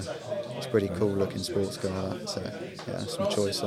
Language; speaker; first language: English; native; English